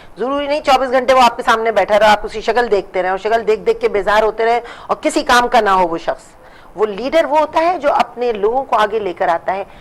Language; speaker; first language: Urdu; native; Urdu